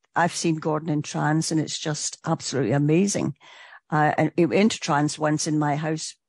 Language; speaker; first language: English; native; English